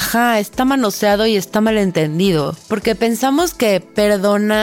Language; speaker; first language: Spanish; native; Spanish